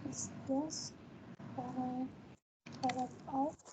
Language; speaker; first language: German; non-native, learner; Indonesian